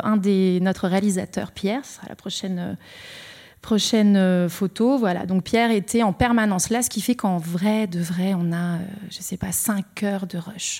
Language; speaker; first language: French; native; French